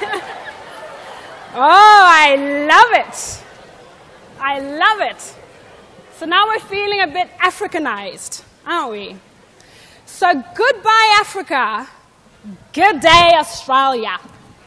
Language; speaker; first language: English; non-native, local second language; Shona